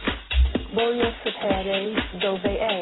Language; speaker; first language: Italian; non-native, learner; English